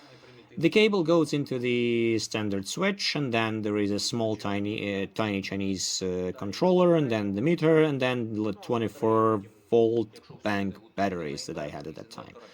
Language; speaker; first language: English; non-native, fluent; Ukrainian